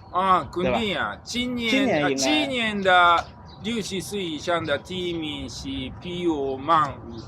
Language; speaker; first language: Chinese; non-native, learner; Japanese